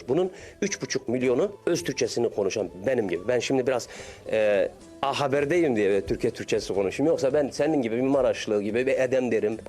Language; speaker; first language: Turkish; early bilingual, heritage; Arabic